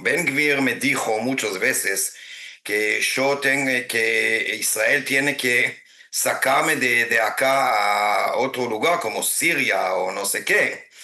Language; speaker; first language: Spanish; non-native, fluent; Hebrew